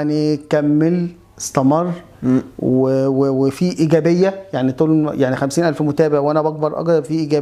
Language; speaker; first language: Arabic; native; Arabic